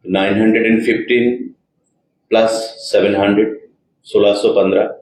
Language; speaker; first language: Hindi; non-native, local second language; Bangla